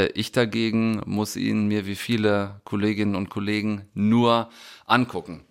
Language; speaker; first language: German; native; German